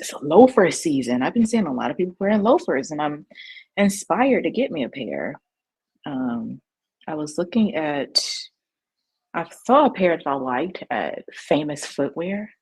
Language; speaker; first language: English; native; English